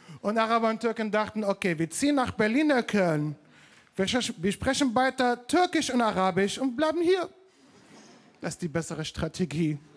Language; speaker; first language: German; non-native, fluent; Arabic